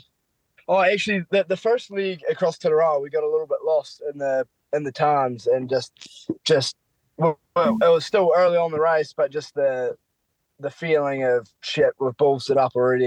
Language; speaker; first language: English; native; English